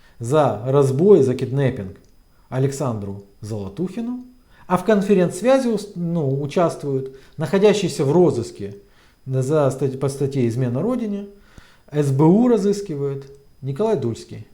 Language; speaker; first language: Russian; native; Russian